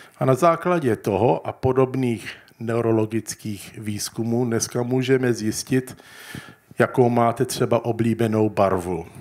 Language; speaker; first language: Czech; early bilingual, heritage; Czech